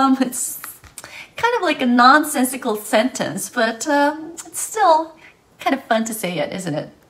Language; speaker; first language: English; early bilingual, other home language; Japanese